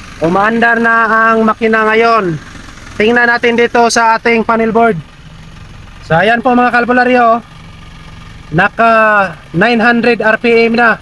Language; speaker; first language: Filipino; non-native, local second language; Cebuano